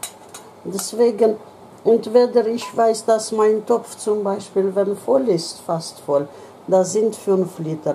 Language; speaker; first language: German; non-native, local second language; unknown